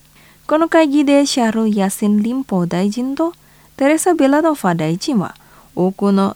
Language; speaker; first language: Japanese; non-native, fluent; Indonesian